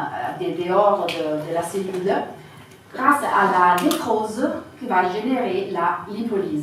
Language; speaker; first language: French; non-native, fluent; Italian